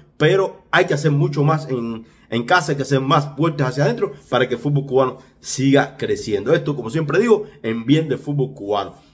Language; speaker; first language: Spanish; native; Spanish